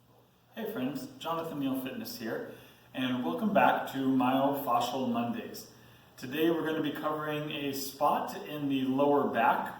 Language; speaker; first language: English; native; English